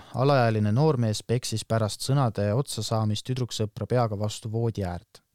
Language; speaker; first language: Estonian; native; Estonian